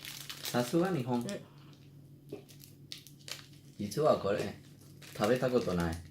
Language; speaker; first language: Japanese; non-native, learner; Spanish